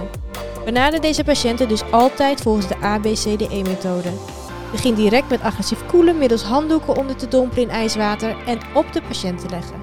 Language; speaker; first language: Dutch; native; Dutch